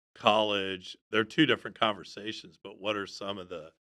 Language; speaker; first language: English; native; English